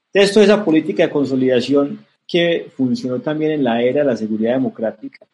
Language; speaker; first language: Spanish; native; Spanish